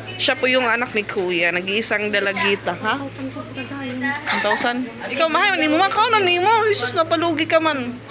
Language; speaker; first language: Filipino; non-native, local second language; Waray